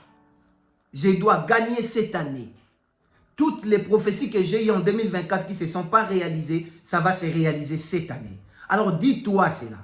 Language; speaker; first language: French; non-native, local second language; Lingala